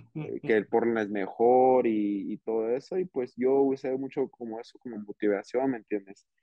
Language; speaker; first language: Spanish; early bilingual, heritage; Spanish